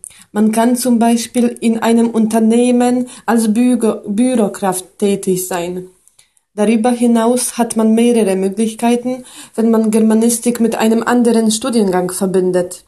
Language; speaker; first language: German; non-native, fluent; Polish